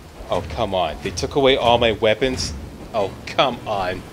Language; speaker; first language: English; native; English